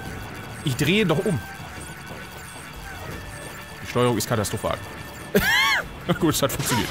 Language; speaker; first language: German; native; German